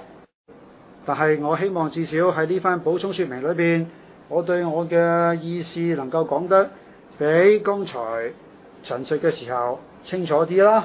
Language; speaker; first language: Chinese; non-native, local second language; Cantonese